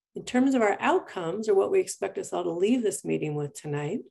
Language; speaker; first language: English; native; English